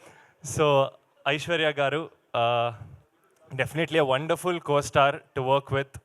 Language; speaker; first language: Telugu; non-native, learner; Kannada